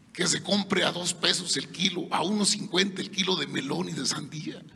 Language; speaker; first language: Spanish; native; Spanish